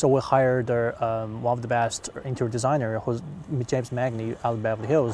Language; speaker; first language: English; non-native, fluent; Chinese